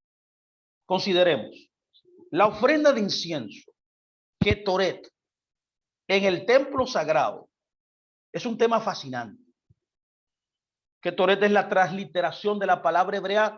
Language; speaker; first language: Spanish; native; Spanish